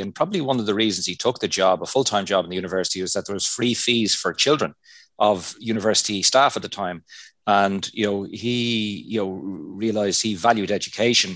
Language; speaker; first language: English; non-native, local second language; Irish